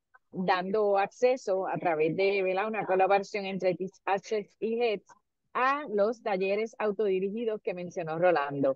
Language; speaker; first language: Spanish; native; Spanish